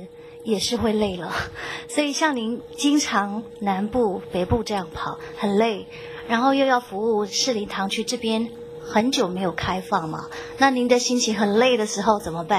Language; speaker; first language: Chinese; native; Chinese